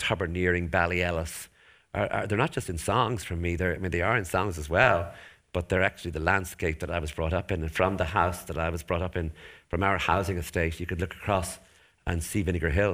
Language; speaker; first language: English; native; English